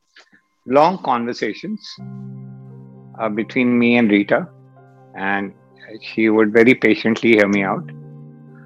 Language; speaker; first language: English; non-native, local second language; Hindi